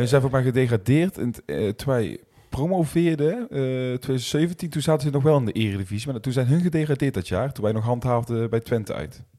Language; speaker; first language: Dutch; native; Dutch